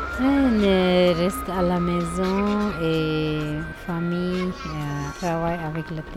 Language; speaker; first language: French; non-native, learner; Tibetan